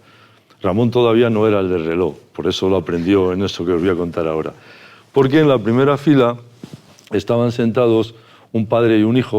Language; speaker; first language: Spanish; native; Spanish